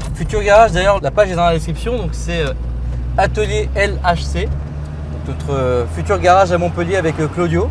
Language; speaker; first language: French; native; French